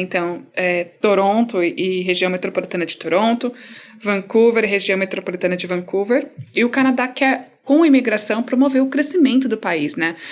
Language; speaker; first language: Portuguese; native; Portuguese